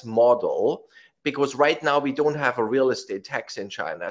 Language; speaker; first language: English; non-native, fluent; German